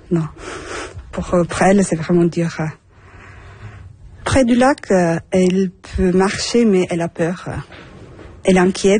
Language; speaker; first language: French; non-native, fluent; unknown